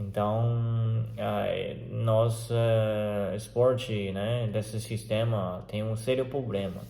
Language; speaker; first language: Portuguese; non-native, learner; Chinese